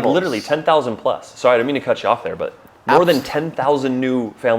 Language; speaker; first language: English; native; English